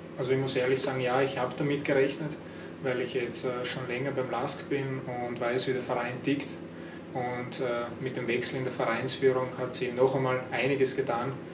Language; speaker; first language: German; early bilingual, other home language; Croatian